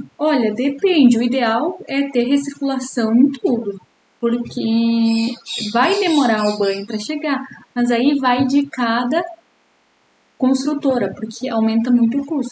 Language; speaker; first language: Portuguese; native; Portuguese